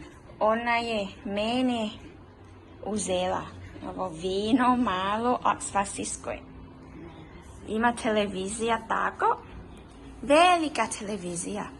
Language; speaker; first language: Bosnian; early bilingual, heritage; Bosnian